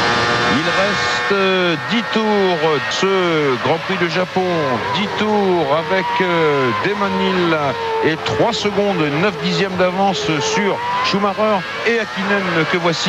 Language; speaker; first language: French; native; French